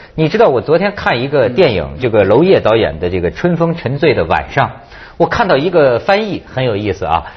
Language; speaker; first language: Chinese; native; Chinese